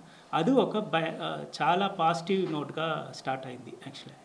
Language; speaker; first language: Telugu; non-native, learner; Tamil